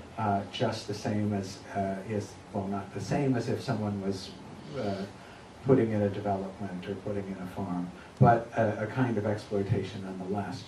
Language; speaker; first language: English; native; English